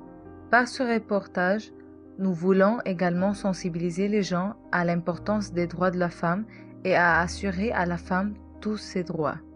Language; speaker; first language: French; non-native, learner; Arabic